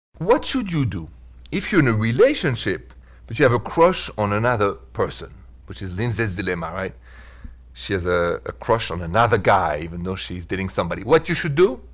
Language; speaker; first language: English; non-native, fluent; French